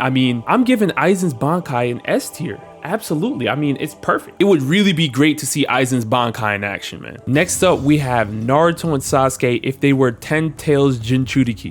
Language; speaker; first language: English; native; English